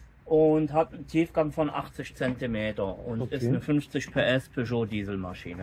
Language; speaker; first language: German; native; German